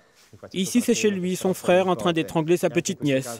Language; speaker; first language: French; non-native, fluent; Italian